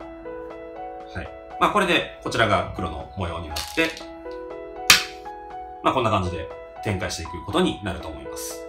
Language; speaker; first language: Japanese; native; Japanese